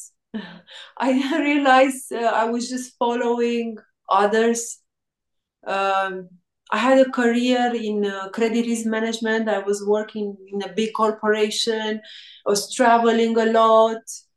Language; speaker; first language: English; non-native, fluent; Romanian